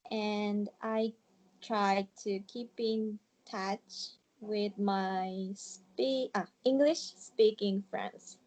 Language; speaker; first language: English; non-native, learner; Japanese